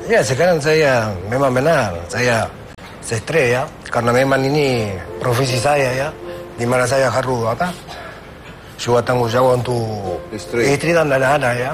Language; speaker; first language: Indonesian; non-native, fluent; Spanish